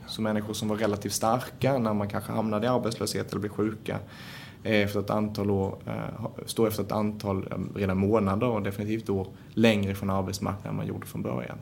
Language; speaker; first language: Swedish; native; Swedish